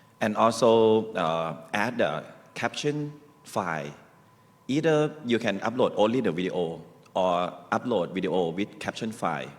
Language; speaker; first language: English; non-native, learner; Thai